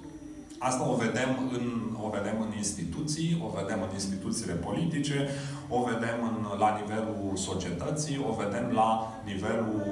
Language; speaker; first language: Romanian; native; Romanian